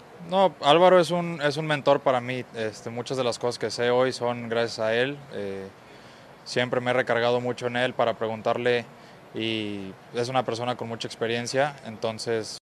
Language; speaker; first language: Spanish; native; Spanish